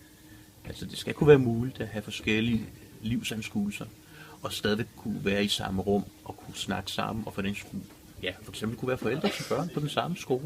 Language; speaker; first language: Danish; native; Danish